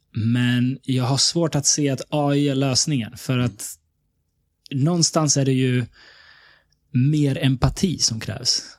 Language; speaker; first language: Swedish; early bilingual, other home language; Bosnian